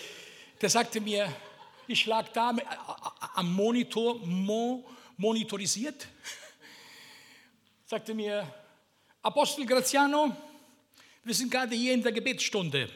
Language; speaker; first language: German; non-native, fluent; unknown